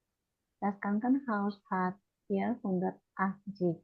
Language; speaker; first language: German; non-native, learner; Indonesian